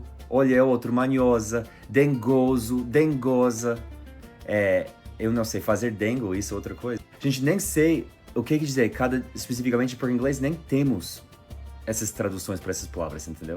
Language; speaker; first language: Portuguese; non-native, fluent; English